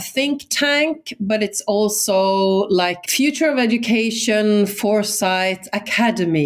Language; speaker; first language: English; non-native, fluent; Swedish